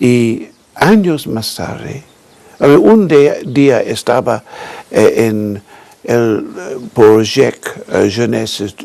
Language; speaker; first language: Spanish; non-native, fluent; English